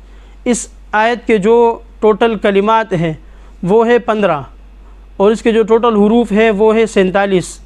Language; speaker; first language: Urdu; native; Urdu